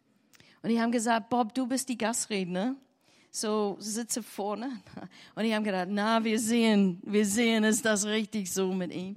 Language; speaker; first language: German; non-native, learner; English